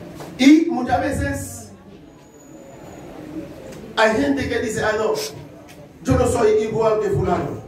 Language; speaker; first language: Spanish; non-native, learner; Haitian Creole